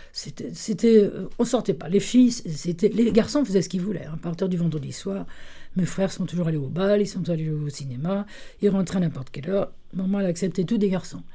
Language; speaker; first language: French; early bilingual, other home language; Italian